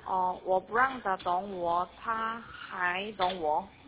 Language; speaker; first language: Chinese; non-native, learner; Korean